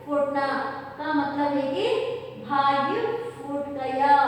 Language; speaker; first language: Hindi; non-native, local second language; Kannada